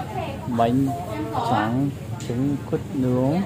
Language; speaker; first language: Vietnamese; non-native, learner; Japanese